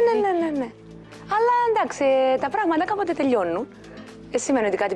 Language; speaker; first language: Greek; native; Greek